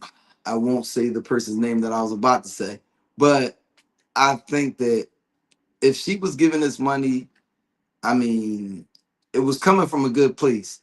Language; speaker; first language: English; native; English